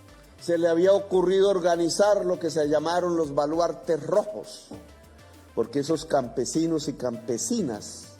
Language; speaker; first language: Spanish; native; Spanish